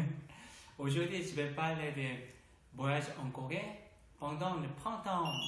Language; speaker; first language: French; non-native, learner; Korean